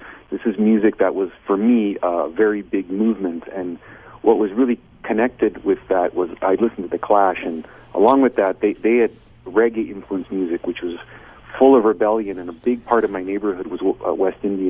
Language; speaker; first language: English; native; English